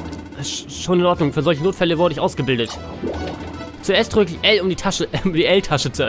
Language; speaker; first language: German; native; German